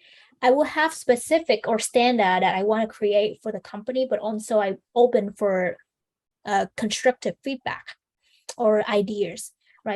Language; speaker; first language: English; non-native, fluent; Vietnamese